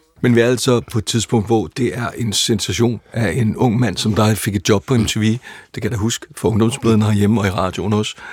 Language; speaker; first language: Danish; native; Danish